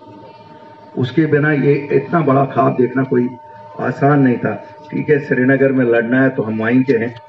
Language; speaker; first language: Hindi; non-native, local second language; Kashmiri